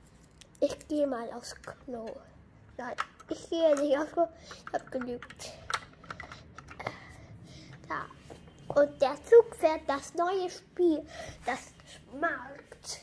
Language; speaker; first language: German; early bilingual, other home language; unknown